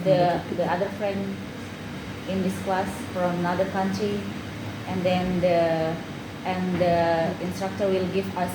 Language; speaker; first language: English; non-native, learner; Indonesian